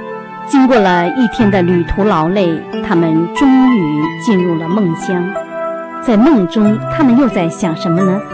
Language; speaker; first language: Chinese; native; Chinese